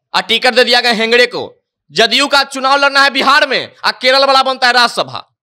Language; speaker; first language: Hindi; native; Hindi